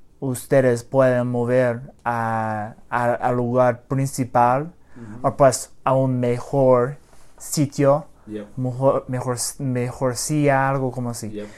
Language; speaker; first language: Spanish; early bilingual, heritage; English